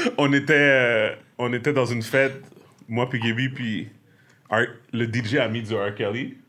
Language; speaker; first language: French; native; French